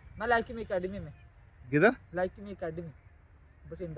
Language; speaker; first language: Hindi; non-native, local second language; Malayalam